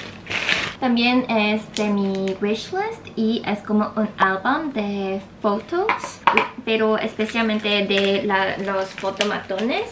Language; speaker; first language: Spanish; non-native, learner; Korean